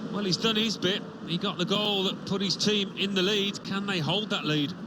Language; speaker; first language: English; native; English